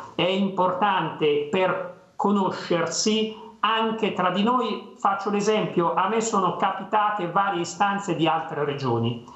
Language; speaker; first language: Italian; native; Italian